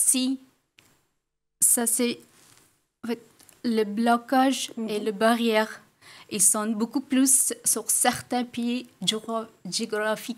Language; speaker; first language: French; non-native, fluent; Persian